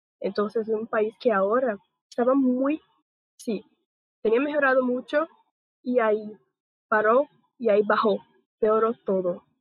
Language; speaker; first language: Spanish; non-native, learner; Portuguese